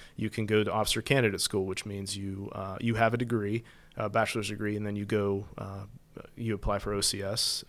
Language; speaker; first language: English; native; English